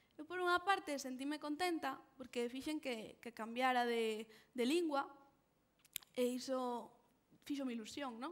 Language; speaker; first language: Galician; non-native, local second language; Spanish